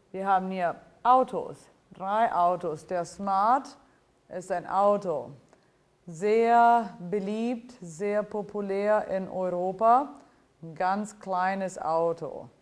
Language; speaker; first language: German; non-native, fluent; Italian